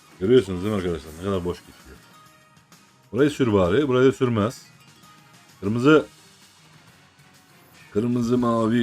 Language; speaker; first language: Turkish; native; Turkish